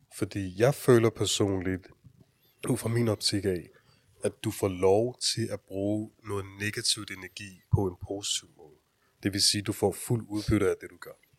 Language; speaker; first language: Danish; early bilingual, other home language; Urdu